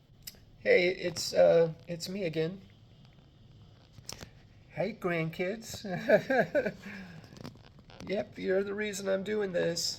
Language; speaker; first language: English; native; English